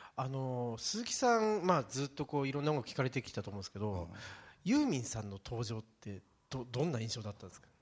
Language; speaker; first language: Japanese; native; Japanese